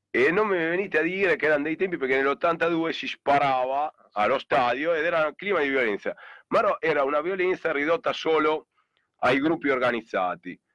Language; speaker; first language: Italian; native; Italian